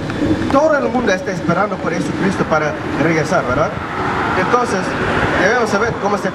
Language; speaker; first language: Spanish; non-native, fluent; English